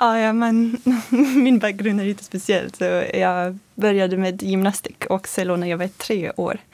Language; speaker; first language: Swedish; non-native, fluent; French